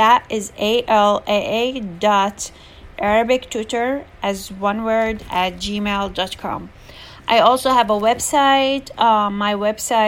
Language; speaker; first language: English; non-native, fluent; Arabic